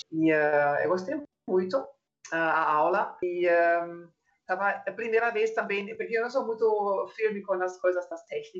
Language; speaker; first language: Portuguese; non-native, fluent; German